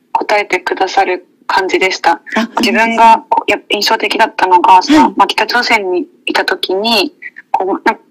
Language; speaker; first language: Japanese; native; Japanese